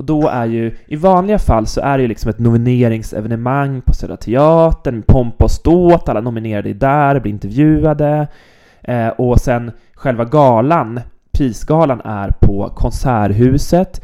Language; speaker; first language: Swedish; native; Swedish